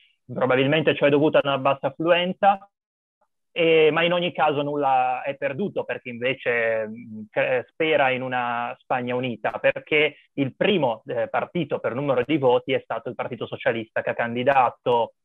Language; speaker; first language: Italian; native; Italian